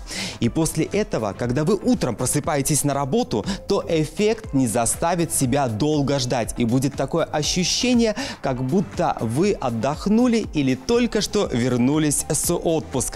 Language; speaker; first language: Russian; native; Russian